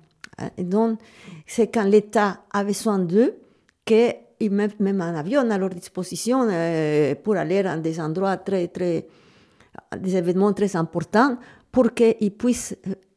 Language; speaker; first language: French; native; French